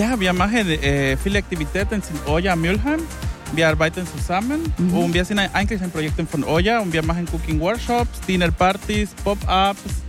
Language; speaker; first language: German; non-native, fluent; Spanish